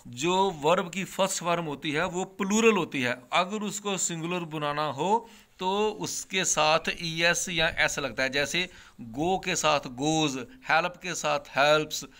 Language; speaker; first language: Hindi; non-native, local second language; Punjabi